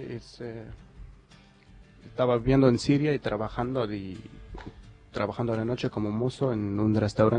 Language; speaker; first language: Spanish; non-native, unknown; Arabic